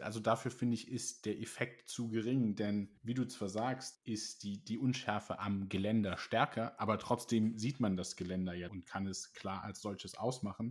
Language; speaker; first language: German; native; German